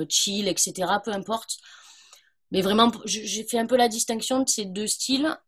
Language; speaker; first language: French; native; French